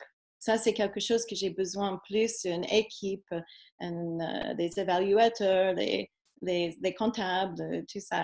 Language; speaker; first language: French; non-native, fluent; English